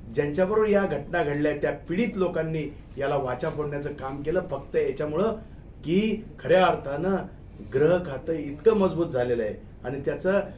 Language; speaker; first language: Marathi; native; Marathi